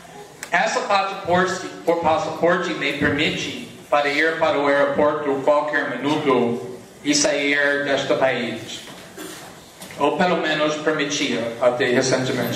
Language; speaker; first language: Portuguese; non-native, learner; English